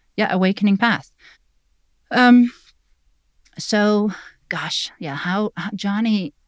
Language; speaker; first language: English; non-native, fluent; Dutch